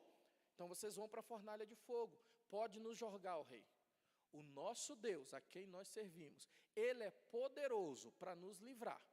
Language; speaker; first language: Portuguese; native; Portuguese